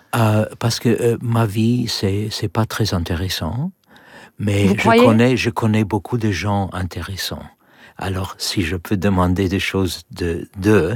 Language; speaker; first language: French; non-native, learner; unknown